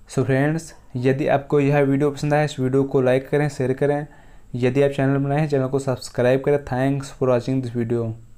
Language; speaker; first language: Hindi; native; Hindi